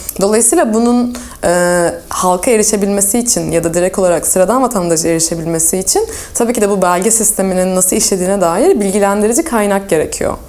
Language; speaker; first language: Turkish; native; Turkish